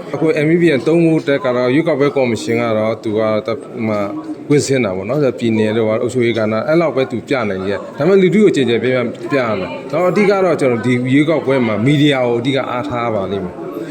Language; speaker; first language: Burmese; non-native, local second language; Shan